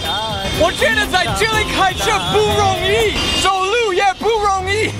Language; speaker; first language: Chinese; non-native, learner; English